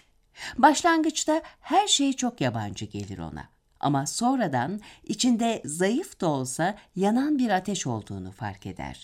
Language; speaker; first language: Turkish; native; Turkish